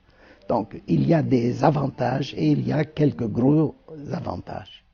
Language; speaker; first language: French; non-native, fluent; Turkish